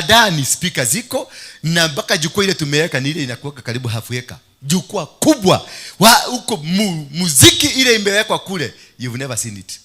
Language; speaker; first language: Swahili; non-native, local second language; Kikuyu